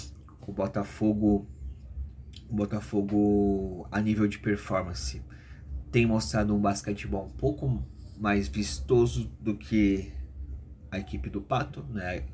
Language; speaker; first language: Portuguese; native; Portuguese